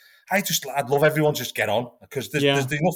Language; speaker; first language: English; native; English